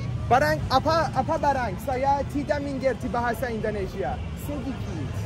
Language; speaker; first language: Indonesian; non-native, learner; Persian